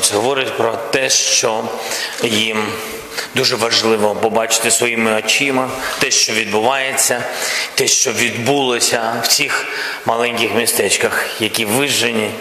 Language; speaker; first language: Ukrainian; non-native, local second language; Russian